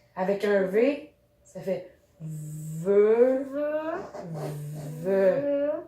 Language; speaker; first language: French; native; French